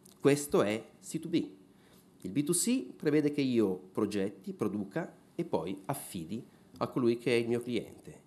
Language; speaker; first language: Italian; native; Italian